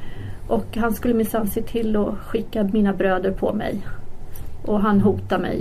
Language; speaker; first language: Swedish; early bilingual, other home language; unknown